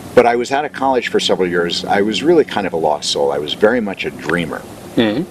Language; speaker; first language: English; native; English